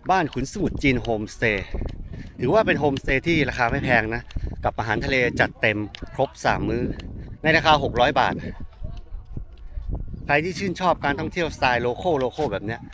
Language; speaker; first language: Thai; native; Thai